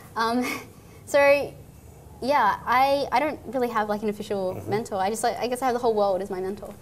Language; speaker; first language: English; native; English